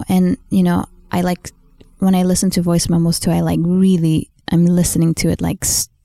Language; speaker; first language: English; non-native, fluent; Swedish